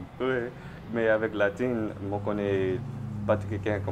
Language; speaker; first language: French; non-native, learner; English